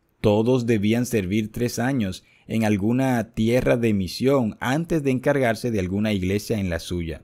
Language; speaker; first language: Spanish; native; Spanish